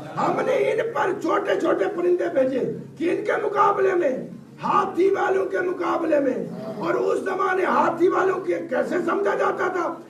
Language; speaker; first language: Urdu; non-native, local second language; Punjabi